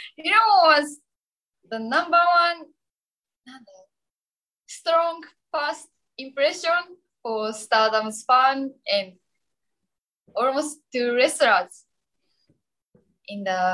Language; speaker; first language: English; non-native, learner; Japanese